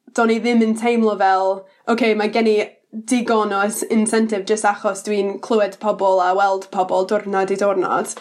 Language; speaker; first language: Welsh; non-native, learner; English